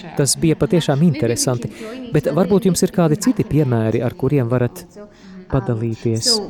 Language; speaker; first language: Latvian; native; Latvian